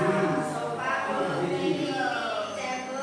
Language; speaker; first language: English; non-native, learner; Indonesian